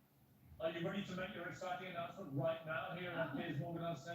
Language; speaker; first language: English; native; English